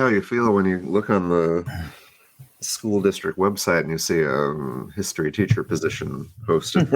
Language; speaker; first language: English; native; English